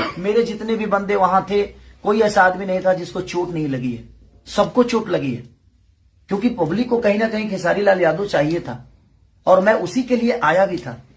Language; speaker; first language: Hindi; native; Hindi